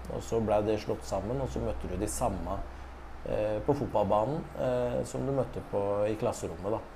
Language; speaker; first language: Norwegian; early bilingual, other home language; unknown